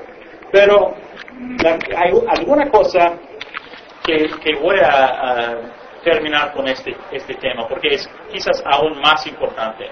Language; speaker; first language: Spanish; non-native, fluent; English